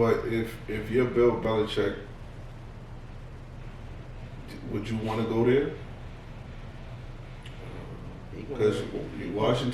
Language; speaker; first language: English; native; English